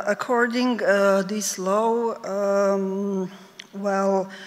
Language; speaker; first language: English; non-native, fluent; Serbian